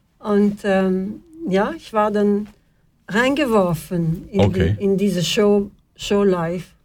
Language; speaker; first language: German; non-native, fluent; Dutch